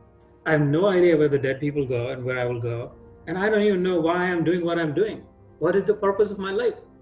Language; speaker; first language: English; non-native, local second language; Hindi